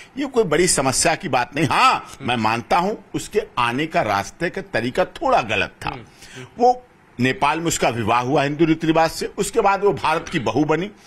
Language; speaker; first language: Hindi; native; Hindi